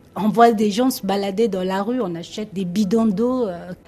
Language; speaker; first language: French; non-native, local second language; Lingala